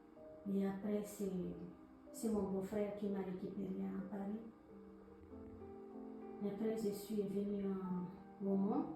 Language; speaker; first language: French; non-native, learner; Malagasy